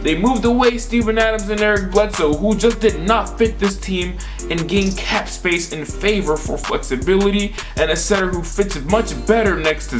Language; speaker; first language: English; native; English